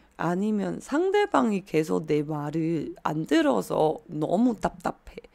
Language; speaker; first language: Korean; non-native, fluent; Chinese